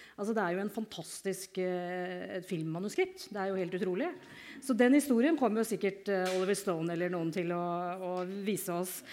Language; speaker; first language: Norwegian; native; Norwegian